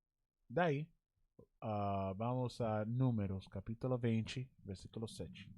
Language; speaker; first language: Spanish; non-native, learner; English